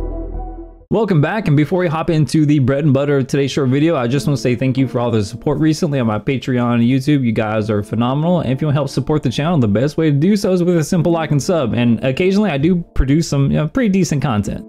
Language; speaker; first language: English; native; English